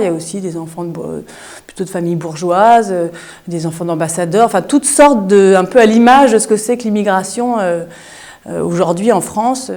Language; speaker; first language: French; native; French